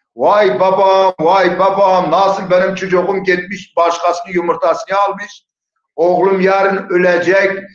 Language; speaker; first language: Turkish; non-native, local second language; Zaza